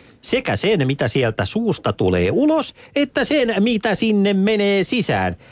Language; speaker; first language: Finnish; native; Finnish